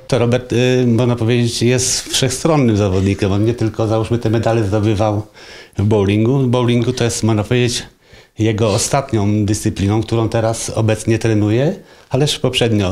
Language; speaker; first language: Polish; native; Polish